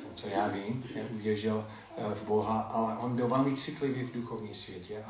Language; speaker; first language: Czech; non-native, fluent; English